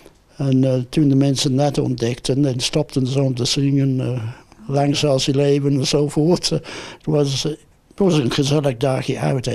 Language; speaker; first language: Dutch; non-native, fluent; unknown